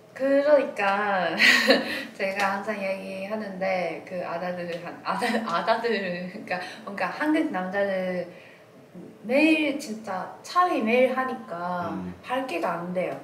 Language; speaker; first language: Korean; non-native, learner; Japanese